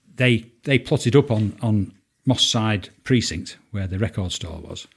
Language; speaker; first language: English; native; English